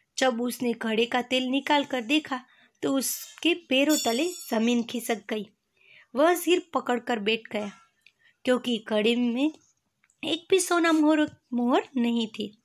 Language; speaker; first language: Hindi; non-native, local second language; Gujarati